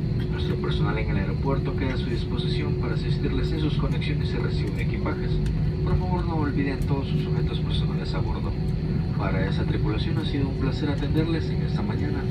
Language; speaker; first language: Spanish; native; Spanish